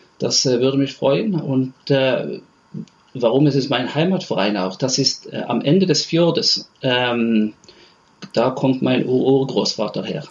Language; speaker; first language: German; non-native, fluent; Norwegian